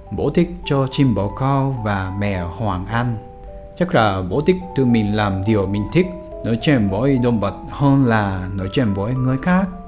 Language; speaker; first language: Vietnamese; non-native, fluent; Japanese